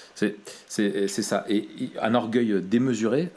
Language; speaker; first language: French; native; French